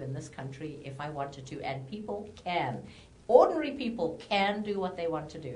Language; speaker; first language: English; native; English